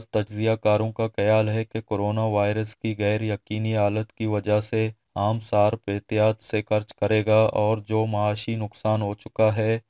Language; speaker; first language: Urdu; non-native, local second language; Baluchi